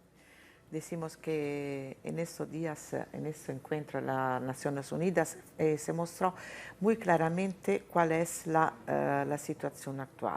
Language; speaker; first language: Spanish; non-native, fluent; Italian